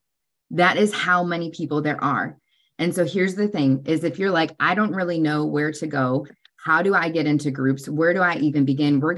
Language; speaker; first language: English; native; English